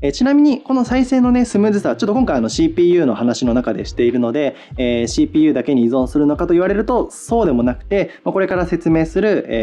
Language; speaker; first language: Japanese; native; Japanese